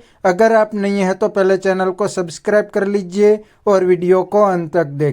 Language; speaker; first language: Hindi; native; Hindi